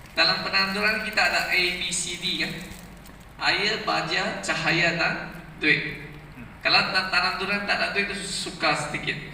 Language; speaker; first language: Malay; native; Malay